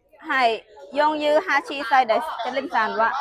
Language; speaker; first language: Japanese; non-native, learner; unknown